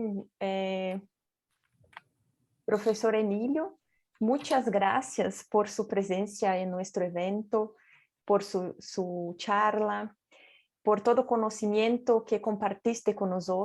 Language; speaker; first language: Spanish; non-native, fluent; Portuguese